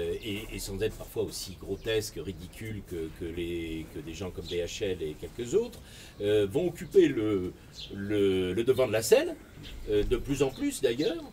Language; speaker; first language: French; native; French